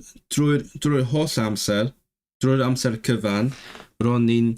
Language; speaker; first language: Welsh; non-native, learner; Cantonese